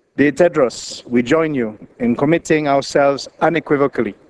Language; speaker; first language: English; non-native, local second language; Seselwa Creole French